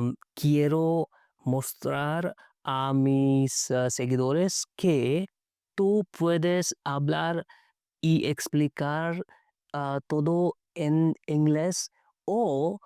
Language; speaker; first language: Spanish; non-native, learner; English